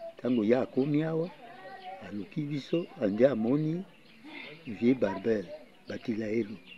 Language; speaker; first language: Lingala; native; Lingala